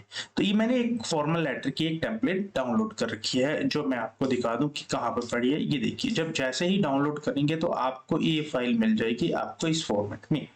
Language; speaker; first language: Hindi; native; Hindi